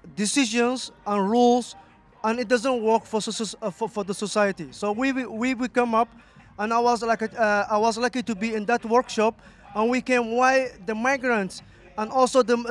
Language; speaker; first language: English; non-native, fluent; Somali